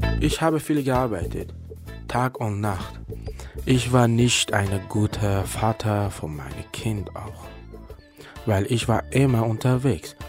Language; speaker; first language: German; non-native, learner; Persian